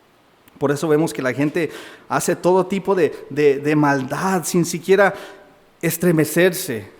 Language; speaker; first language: Spanish; native; Spanish